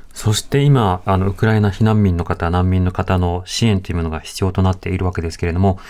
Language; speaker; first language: Japanese; native; Japanese